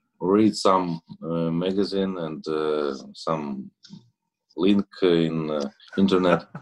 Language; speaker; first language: English; non-native, learner; Russian